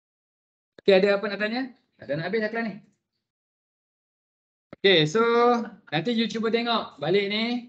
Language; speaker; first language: Malay; native; Malay